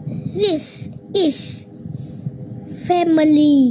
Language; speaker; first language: English; non-native, learner; Vietnamese